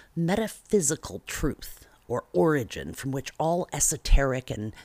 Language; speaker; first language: English; native; English